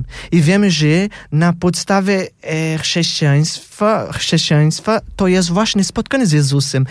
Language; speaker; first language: Polish; non-native, fluent; Portuguese